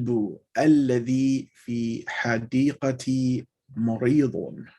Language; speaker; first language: Arabic; non-native, fluent; English